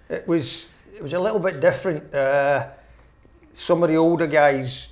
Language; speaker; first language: English; native; English